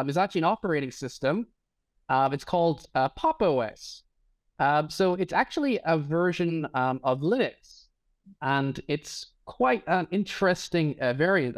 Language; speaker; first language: English; native; English